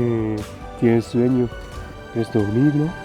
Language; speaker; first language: Spanish; non-native, fluent; Korean